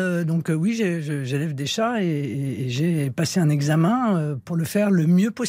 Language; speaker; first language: French; native; French